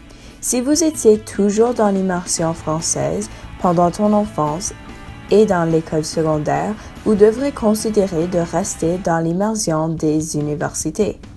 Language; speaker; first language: French; non-native, local second language; English